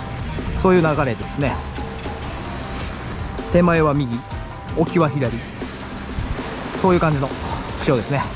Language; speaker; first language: Japanese; native; Japanese